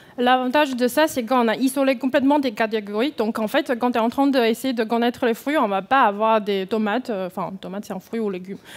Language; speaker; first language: French; non-native, fluent; Chinese